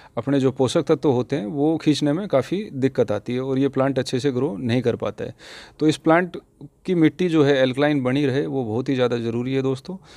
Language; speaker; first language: Hindi; native; Hindi